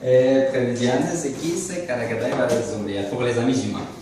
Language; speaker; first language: French; non-native, learner; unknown